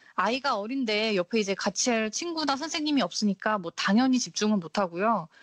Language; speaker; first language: Korean; native; Korean